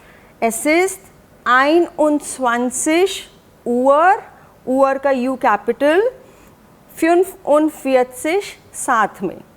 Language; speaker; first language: German; non-native, fluent; Hindi